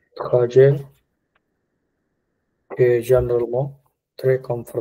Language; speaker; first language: French; non-native, learner; Punjabi